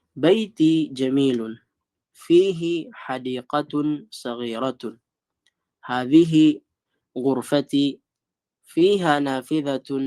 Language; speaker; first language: Arabic; non-native, fluent; Filipino